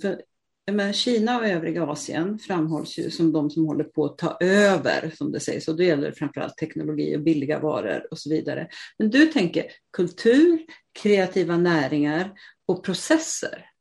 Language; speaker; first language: Swedish; native; Swedish